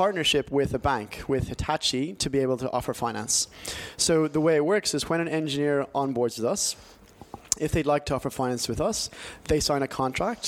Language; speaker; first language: English; native; English